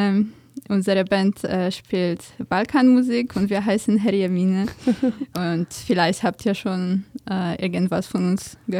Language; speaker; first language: German; non-native, fluent; Polish